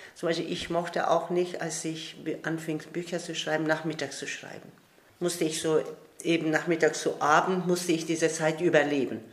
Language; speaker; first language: German; non-native, fluent; Turkish